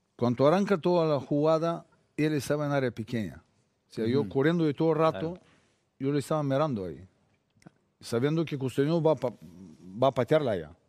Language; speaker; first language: Spanish; non-native, fluent; Bulgarian